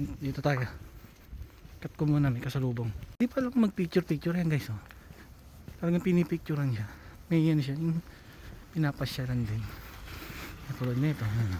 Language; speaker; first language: Filipino; native; Filipino